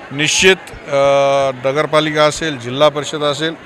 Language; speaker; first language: Marathi; native; Marathi